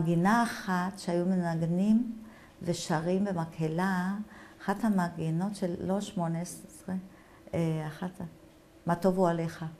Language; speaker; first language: Hebrew; non-native, fluent; German